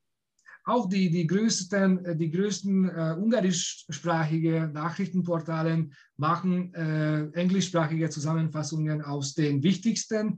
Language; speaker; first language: German; non-native, fluent; Hungarian